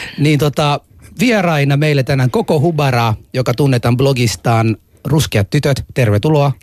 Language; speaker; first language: Finnish; early bilingual, other home language; Somali